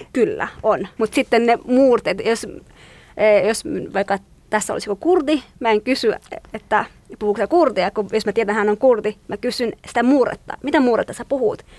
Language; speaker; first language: Finnish; non-native, fluent; Kurdish